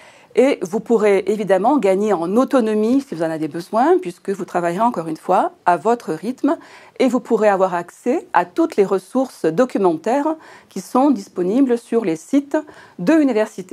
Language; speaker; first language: French; native; French